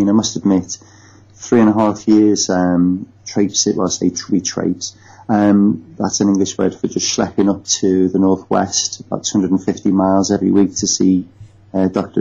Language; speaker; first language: English; native; English